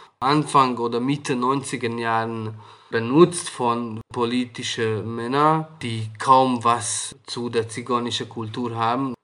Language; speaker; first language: German; non-native, fluent; Hungarian